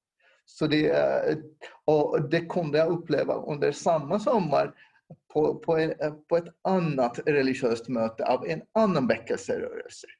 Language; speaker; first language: Swedish; non-native, local second language; Finnish